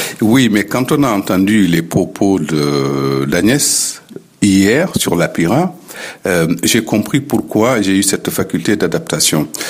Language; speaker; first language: French; non-native, local second language; Fula